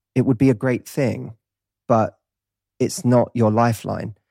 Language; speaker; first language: English; native; English